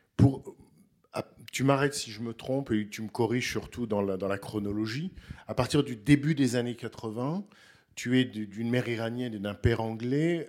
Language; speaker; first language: French; native; French